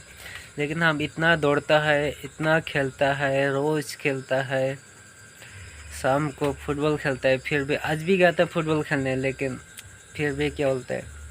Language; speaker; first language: Hindi; non-native, local second language; Santali